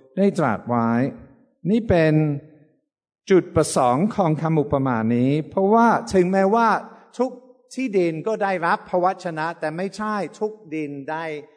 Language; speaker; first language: Thai; non-native, fluent; English